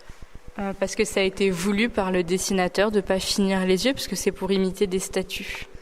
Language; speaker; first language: French; native; French